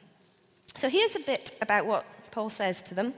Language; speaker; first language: English; native; English